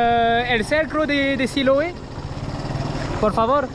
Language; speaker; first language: Spanish; non-native, learner; French